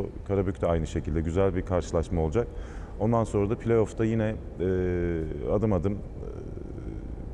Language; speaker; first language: Turkish; native; Turkish